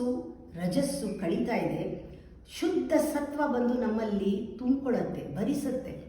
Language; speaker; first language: Kannada; native; Kannada